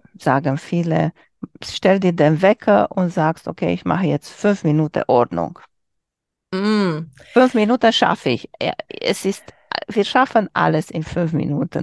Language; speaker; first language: German; non-native, learner; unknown